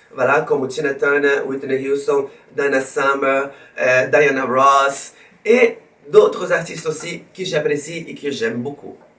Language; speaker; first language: French; non-native, fluent; Portuguese